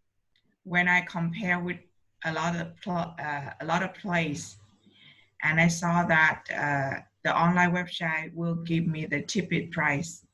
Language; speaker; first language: English; non-native, learner; Vietnamese